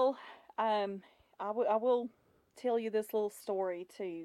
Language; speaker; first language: English; non-native, fluent; Russian